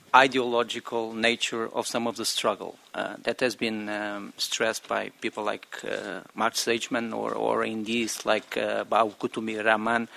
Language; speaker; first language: English; non-native, fluent; Portuguese